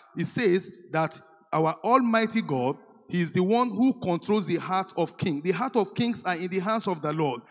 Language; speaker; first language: English; non-native, local second language; Yoruba